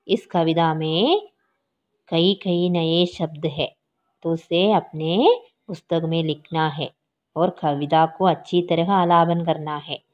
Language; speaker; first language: Hindi; non-native, local second language; Malayalam